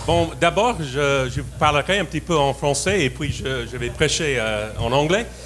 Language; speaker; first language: French; non-native, fluent; English